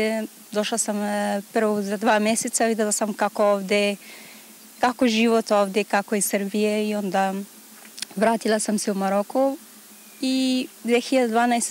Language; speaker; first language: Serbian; non-native, learner; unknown